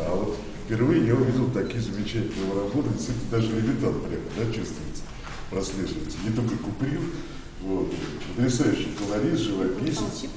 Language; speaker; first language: Russian; native; Russian